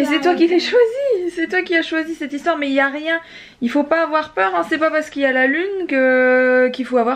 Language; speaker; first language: French; native; French